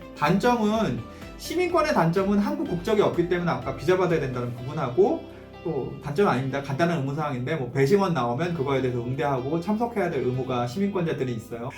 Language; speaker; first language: Korean; native; Korean